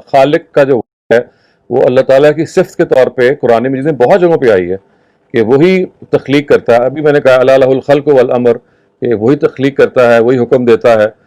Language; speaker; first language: Urdu; native; Urdu